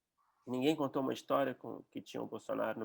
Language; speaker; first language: Portuguese; native; Portuguese